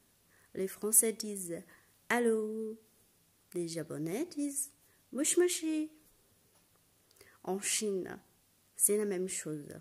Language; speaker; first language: French; non-native, fluent; Chinese